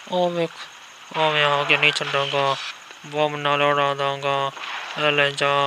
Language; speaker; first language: Urdu; non-native, local second language; Punjabi